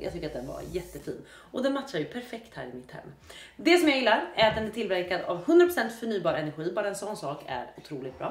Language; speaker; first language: Swedish; native; Swedish